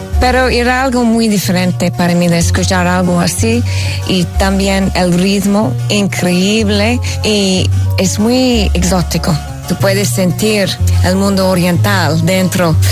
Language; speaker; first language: Spanish; non-native, fluent; English